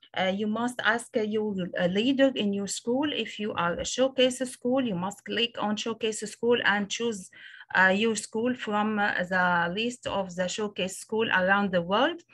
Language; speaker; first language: English; non-native, local second language; Arabic